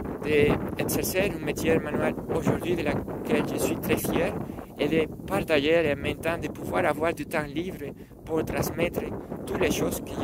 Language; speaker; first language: French; non-native, learner; Spanish